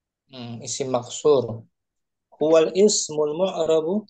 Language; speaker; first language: Arabic; non-native, fluent; Indonesian